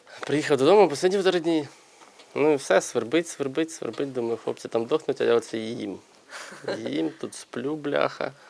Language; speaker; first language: Ukrainian; native; Ukrainian